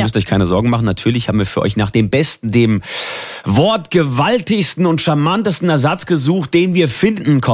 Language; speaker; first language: German; native; German